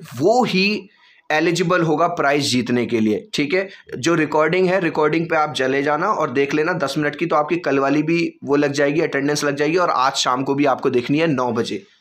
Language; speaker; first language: Hindi; native; Hindi